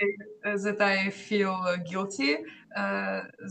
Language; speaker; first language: English; non-native, learner; Russian